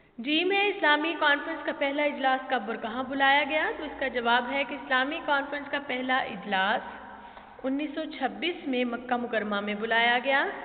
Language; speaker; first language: Urdu; native; Urdu